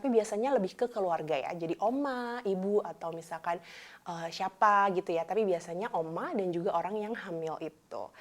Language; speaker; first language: Indonesian; native; Indonesian